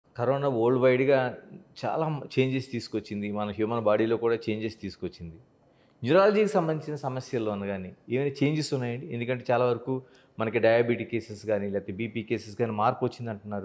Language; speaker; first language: Telugu; native; Telugu